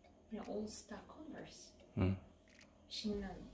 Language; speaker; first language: Korean; non-native, fluent; Russian